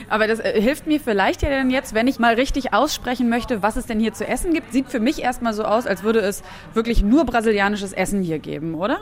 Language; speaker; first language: German; native; German